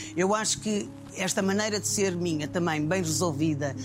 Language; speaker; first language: Portuguese; native; Portuguese